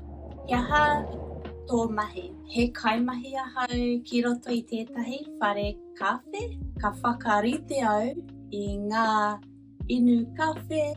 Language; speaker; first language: Māori; non-native, local second language; English